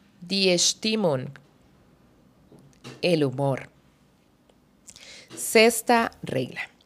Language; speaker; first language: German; non-native, fluent; Spanish